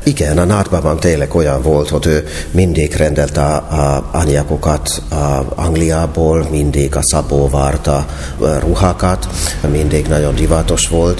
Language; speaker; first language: Hungarian; non-native, fluent; Finnish